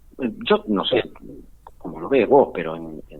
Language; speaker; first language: Spanish; native; Spanish